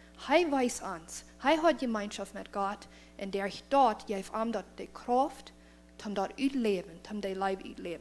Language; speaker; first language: German; non-native, learner; Plautdietsch